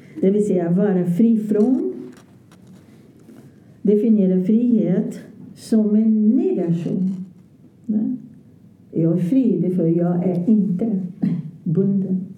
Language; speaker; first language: Swedish; non-native, fluent; Portuguese